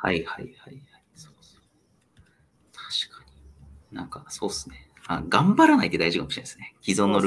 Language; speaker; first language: Japanese; native; Japanese